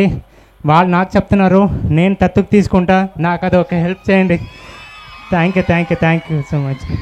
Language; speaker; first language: Telugu; non-native, local second language; Tamil